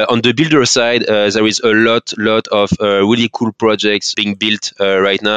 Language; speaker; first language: English; non-native, fluent; French